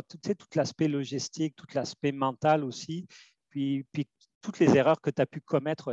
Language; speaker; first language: French; native; French